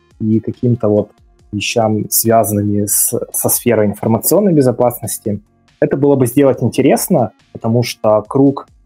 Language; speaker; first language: Russian; native; Russian